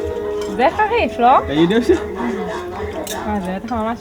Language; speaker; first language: Hebrew; native; Hebrew